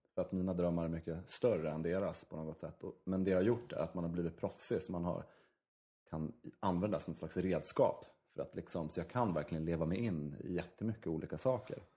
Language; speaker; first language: Swedish; native; Swedish